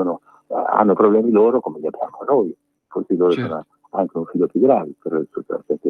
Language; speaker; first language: Italian; native; Italian